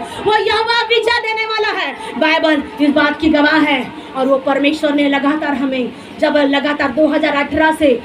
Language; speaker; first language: Hindi; native; Hindi